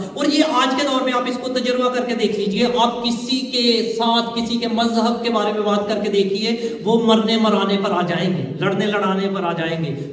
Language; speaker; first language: Urdu; non-native, local second language; Punjabi